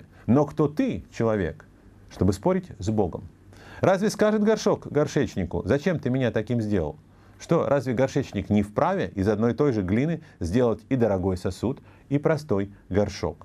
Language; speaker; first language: Russian; native; Russian